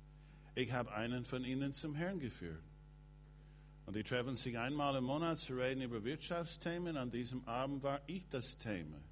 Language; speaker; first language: German; non-native, fluent; English